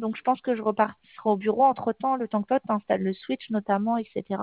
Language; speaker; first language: French; native; French